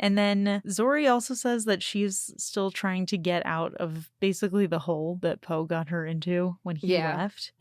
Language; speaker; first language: English; native; English